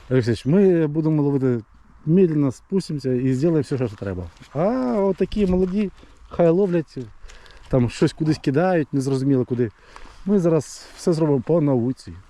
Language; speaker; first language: Ukrainian; non-native, local second language; Russian